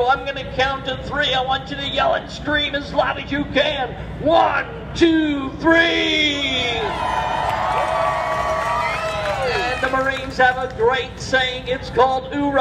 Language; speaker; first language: English; native; English